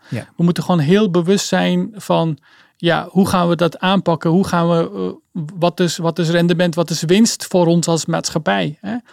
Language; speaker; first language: Dutch; early bilingual, other home language; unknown